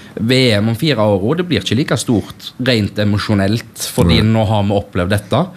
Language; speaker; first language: Norwegian; native; Norwegian